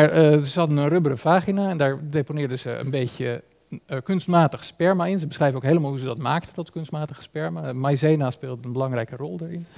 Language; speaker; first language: Dutch; native; Dutch